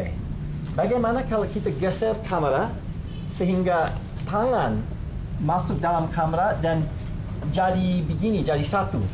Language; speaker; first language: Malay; non-native, fluent; English